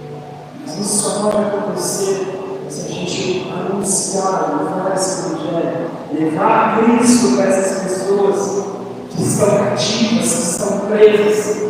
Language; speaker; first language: Portuguese; native; Portuguese